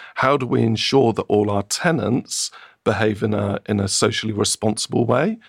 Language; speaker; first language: English; native; English